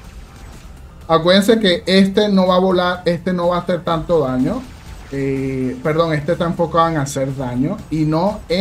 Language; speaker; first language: Spanish; native; Spanish